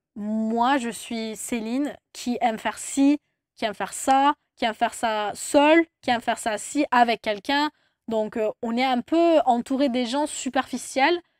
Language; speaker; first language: French; non-native, fluent; Turkish